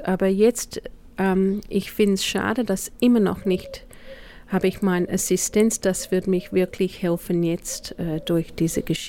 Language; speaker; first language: German; non-native, fluent; English